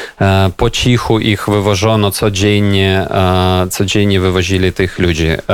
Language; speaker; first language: Polish; non-native, fluent; Ukrainian